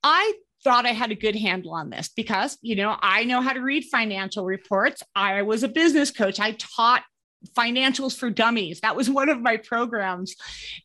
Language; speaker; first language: English; native; English